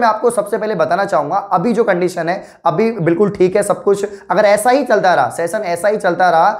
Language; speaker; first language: Hindi; native; Hindi